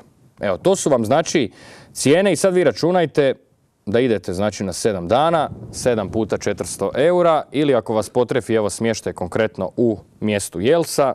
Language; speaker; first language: Croatian; native; Croatian